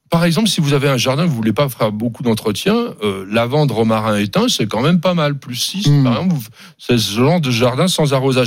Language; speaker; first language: French; native; French